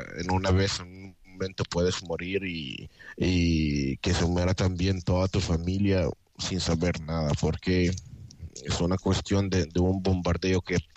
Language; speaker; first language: Spanish; non-native, fluent; Arabic